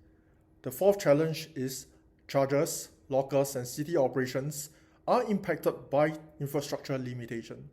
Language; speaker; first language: English; non-native, learner; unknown